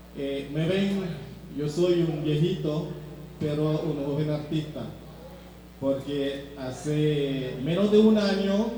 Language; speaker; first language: Spanish; non-native, fluent; Haitian Creole